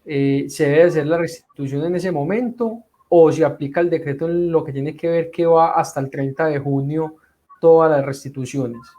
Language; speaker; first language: Spanish; native; Spanish